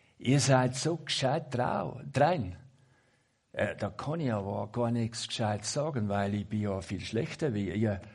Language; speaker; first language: German; native; German